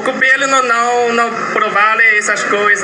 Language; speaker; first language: Portuguese; non-native, learner; Chinese